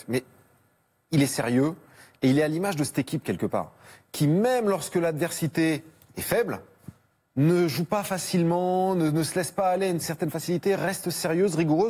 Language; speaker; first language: French; native; French